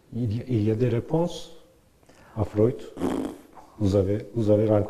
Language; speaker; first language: French; non-native, learner; Turkish